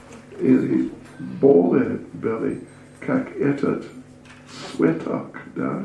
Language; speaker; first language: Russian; non-native, learner; English